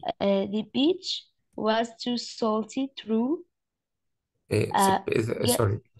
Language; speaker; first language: English; non-native, learner; Arabic